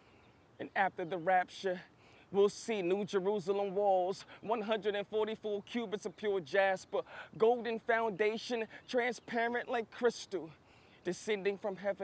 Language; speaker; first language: English; native; English